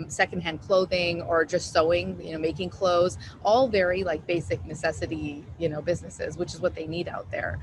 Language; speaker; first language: English; native; English